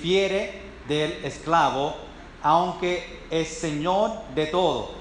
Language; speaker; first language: Spanish; non-native, fluent; English